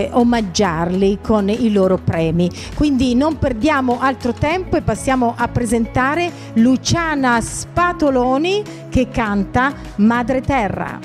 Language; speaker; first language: Italian; native; Italian